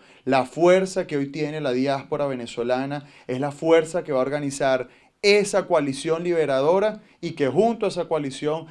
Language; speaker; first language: Spanish; native; Spanish